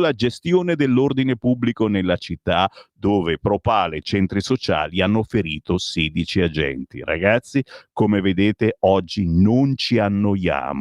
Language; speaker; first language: Italian; native; Italian